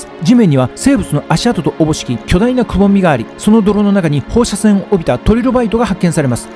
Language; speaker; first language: Japanese; native; Japanese